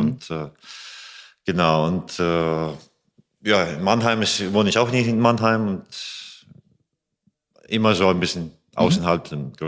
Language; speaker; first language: German; non-native, fluent; Latvian